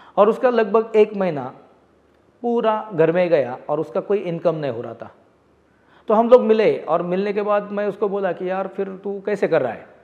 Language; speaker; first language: Hindi; non-native, local second language; Marathi